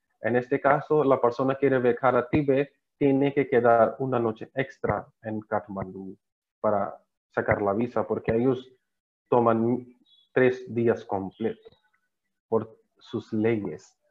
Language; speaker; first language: Spanish; non-native, learner; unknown